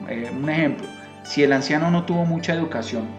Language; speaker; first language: Spanish; native; Spanish